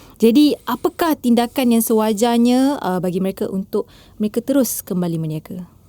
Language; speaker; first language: Malay; native; Malay